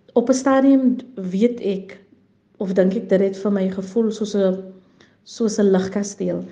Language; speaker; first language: Afrikaans; native; Afrikaans